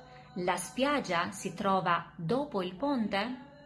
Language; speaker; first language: Italian; non-native, fluent; Albanian